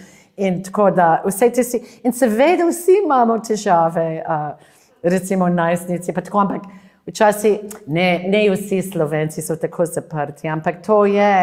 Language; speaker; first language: Slovenian; non-native, fluent; English